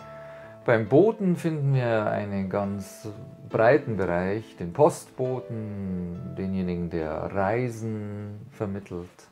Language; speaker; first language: German; native; German